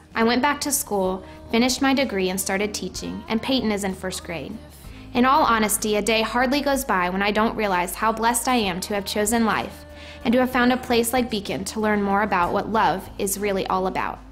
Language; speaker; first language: English; native; English